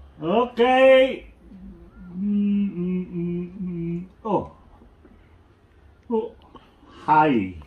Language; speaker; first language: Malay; non-native, learner; English